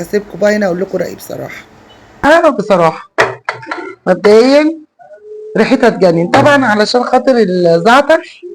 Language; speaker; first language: Arabic; native; Arabic